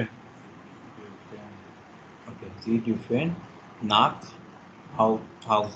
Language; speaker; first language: German; non-native, learner; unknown